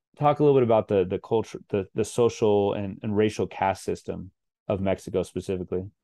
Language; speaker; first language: English; native; English